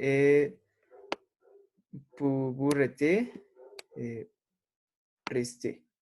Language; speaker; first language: French; non-native, learner; Spanish